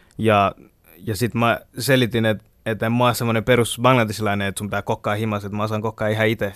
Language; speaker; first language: Finnish; early bilingual, other home language; Bangla